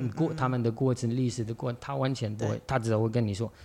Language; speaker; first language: Chinese; non-native, fluent; Arabic